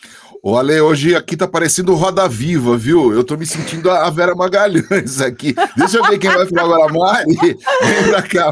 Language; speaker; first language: Portuguese; native; Portuguese